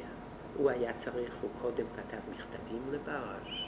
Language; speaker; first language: Hebrew; non-native, fluent; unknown